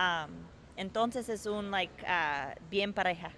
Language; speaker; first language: Spanish; non-native, learner; English